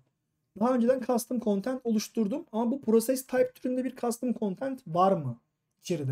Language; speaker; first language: Turkish; native; Turkish